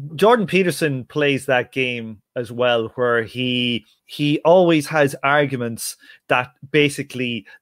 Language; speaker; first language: English; native; English